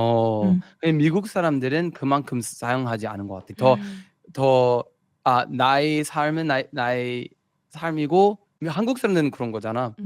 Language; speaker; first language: Korean; non-native, fluent; English